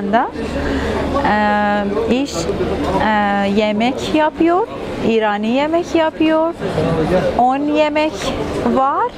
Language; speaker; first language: Turkish; non-native, learner; Persian